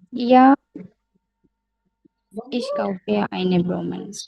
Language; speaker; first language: German; non-native, learner; Bangla